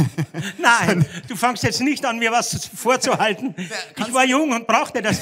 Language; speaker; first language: German; native; German